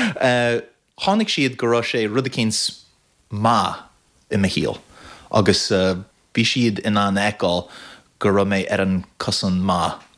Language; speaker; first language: Irish; non-native, fluent; English